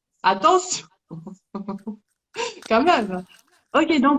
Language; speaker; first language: French; native; French